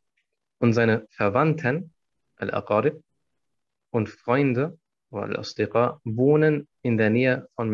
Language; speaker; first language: German; non-native, fluent; Arabic